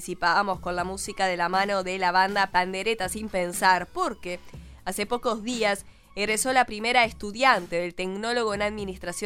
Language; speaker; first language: Spanish; native; Spanish